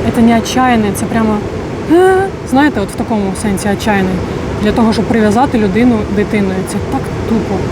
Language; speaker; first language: Ukrainian; non-native, local second language; Russian